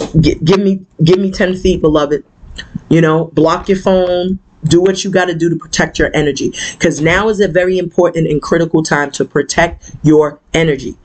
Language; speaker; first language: English; native; English